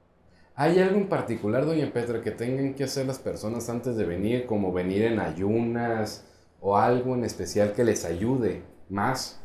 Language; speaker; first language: Spanish; native; Spanish